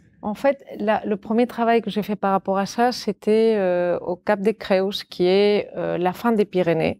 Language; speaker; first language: French; non-native, fluent; Catalan